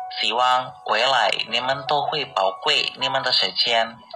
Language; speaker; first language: Chinese; non-native, learner; Indonesian